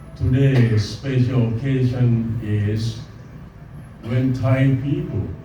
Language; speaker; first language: English; non-native, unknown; Thai